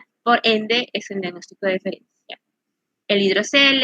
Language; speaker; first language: Spanish; native; Spanish